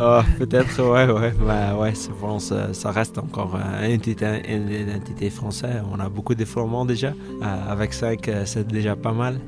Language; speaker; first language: French; non-native, local second language; Dutch